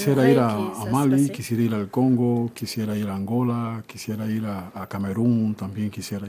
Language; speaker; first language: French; non-native, learner; Spanish